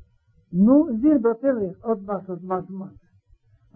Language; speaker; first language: Hebrew; non-native, learner; Russian